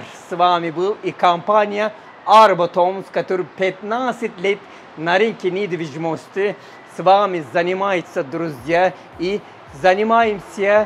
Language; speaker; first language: Russian; non-native, fluent; Turkish